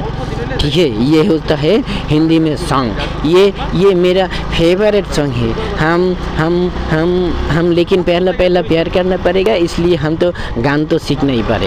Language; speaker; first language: Hindi; non-native, learner; Bangla